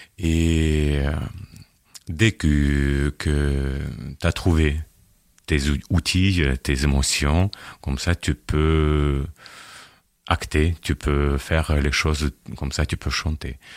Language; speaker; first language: French; non-native, fluent; Russian